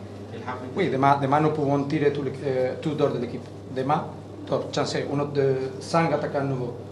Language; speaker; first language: French; non-native, learner; Catalan